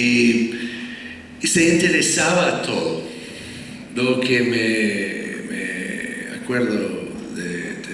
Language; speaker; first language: Spanish; non-native, fluent; English